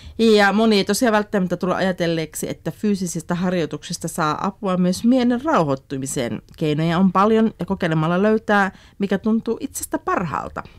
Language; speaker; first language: Finnish; native; Finnish